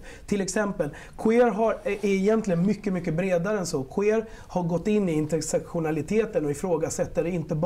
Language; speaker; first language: Swedish; early bilingual, other home language; Spanish